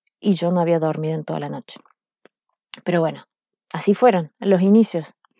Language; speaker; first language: Spanish; native; Spanish